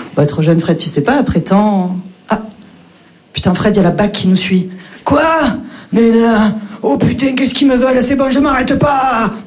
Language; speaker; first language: French; native; French